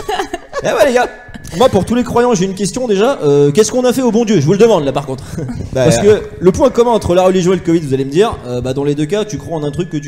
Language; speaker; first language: French; native; French